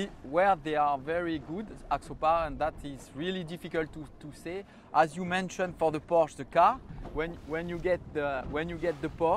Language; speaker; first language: English; non-native, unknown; French